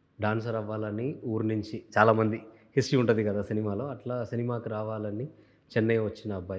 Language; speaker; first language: Telugu; non-native, local second language; Tamil